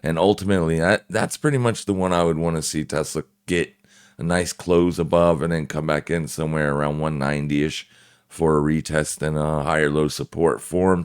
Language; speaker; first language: English; native; English